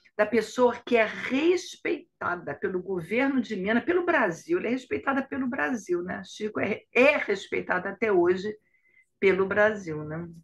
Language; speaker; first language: Portuguese; native; Portuguese